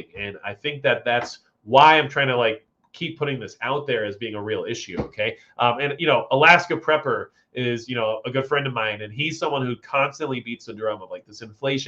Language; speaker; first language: English; native; English